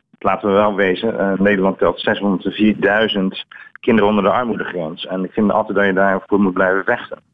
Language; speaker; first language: Dutch; native; Dutch